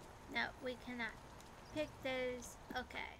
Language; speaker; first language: English; native; English